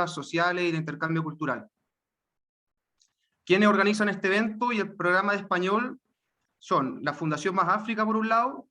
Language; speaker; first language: Spanish; native; Spanish